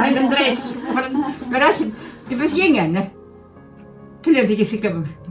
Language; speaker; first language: German; native; German